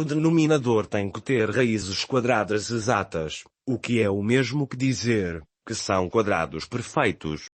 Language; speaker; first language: Portuguese; native; Portuguese